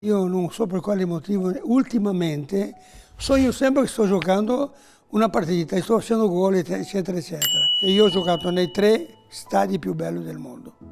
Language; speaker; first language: Italian; non-native, fluent; Portuguese